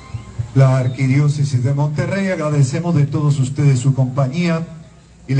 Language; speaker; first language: Spanish; native; Spanish